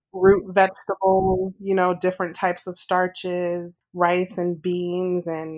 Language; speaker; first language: English; native; English